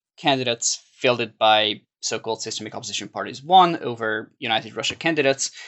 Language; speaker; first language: English; non-native, fluent; Hungarian